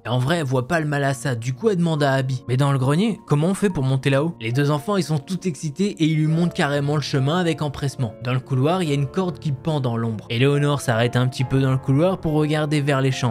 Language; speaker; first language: French; native; French